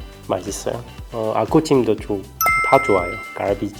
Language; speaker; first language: Korean; non-native, learner; Chinese